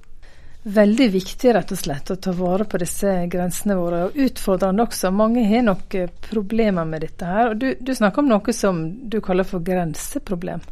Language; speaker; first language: Norwegian; native; Norwegian